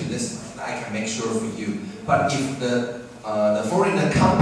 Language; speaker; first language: English; non-native, fluent; Chinese